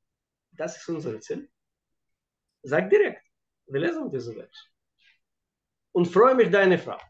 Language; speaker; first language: German; non-native, fluent; Russian